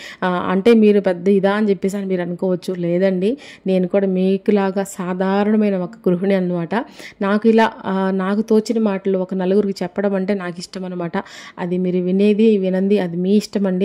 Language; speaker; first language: Telugu; native; Telugu